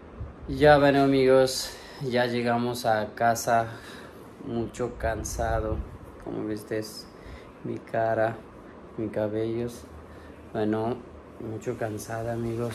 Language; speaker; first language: Spanish; non-native, learner; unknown